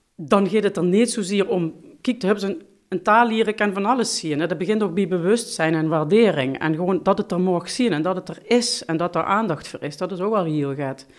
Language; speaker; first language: Dutch; non-native, local second language; Limburgish